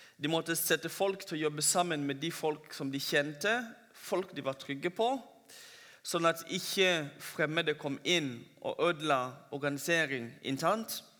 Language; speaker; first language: Norwegian; non-native, fluent; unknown